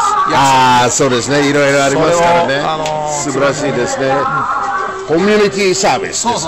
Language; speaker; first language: Japanese; non-native, fluent; English